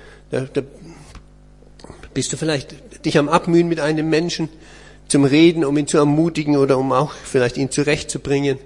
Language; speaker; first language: German; native; German